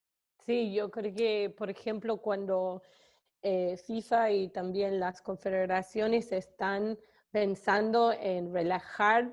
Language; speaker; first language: Spanish; non-native, fluent; English